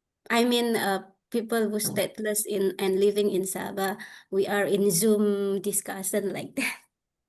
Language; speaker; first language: English; non-native, learner; Indonesian